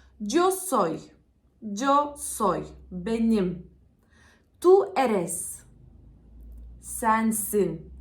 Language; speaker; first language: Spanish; non-native, fluent; Turkish